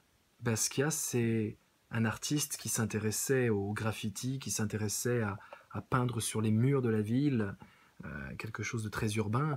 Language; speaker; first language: French; native; French